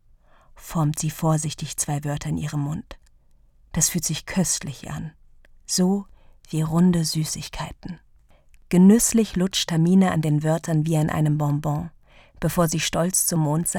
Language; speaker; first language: German; native; German